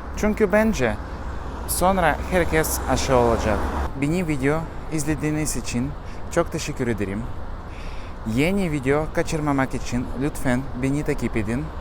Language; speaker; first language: Turkish; non-native, learner; Russian